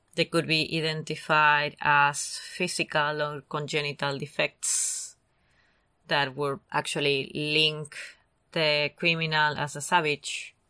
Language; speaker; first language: English; non-native, fluent; Spanish